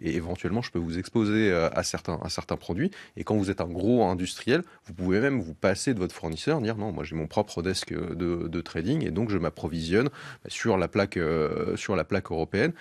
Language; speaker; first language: French; native; French